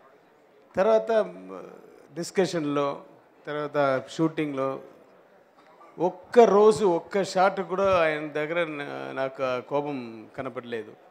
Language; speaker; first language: Telugu; non-native, fluent; Tamil